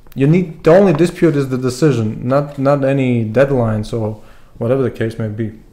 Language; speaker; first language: English; non-native, fluent; Latvian